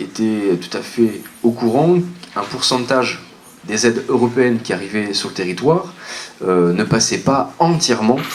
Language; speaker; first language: French; native; French